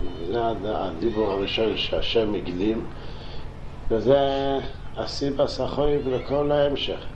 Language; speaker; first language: Hebrew; non-native, local second language; Yiddish